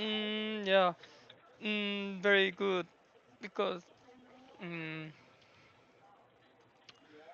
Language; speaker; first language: English; non-native, learner; Korean